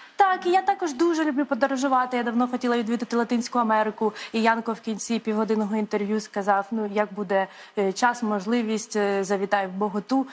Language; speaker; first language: Ukrainian; native; Ukrainian